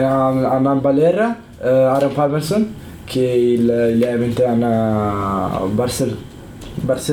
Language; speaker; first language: French; non-native, learner; Italian